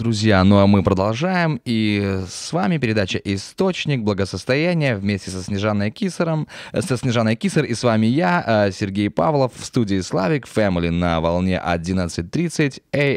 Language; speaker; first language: Russian; native; Russian